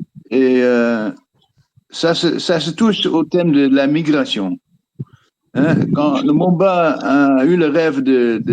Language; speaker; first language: French; non-native, fluent; Dutch